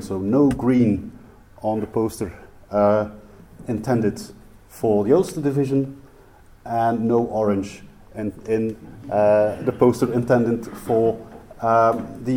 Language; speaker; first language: English; non-native, fluent; Dutch